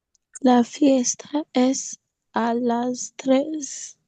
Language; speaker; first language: Spanish; non-native, learner; English